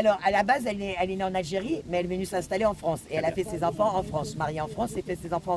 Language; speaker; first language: French; native; French